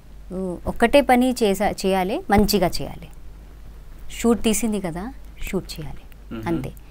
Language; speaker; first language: Telugu; non-native, local second language; Hindi